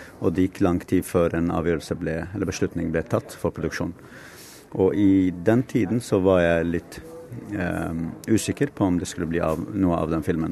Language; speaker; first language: Norwegian; non-native, fluent; Kurdish